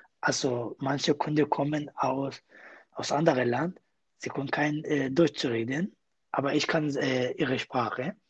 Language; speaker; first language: German; non-native, learner; Kurdish